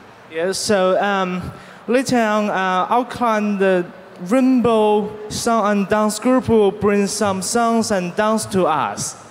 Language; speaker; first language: English; non-native, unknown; Chinese